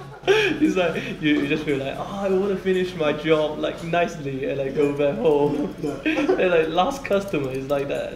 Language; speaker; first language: English; non-native, local second language; Cantonese